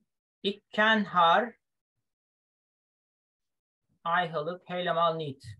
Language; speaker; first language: Dutch; non-native, fluent; Turkish